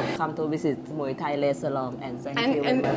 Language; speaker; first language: English; non-native, learner; Thai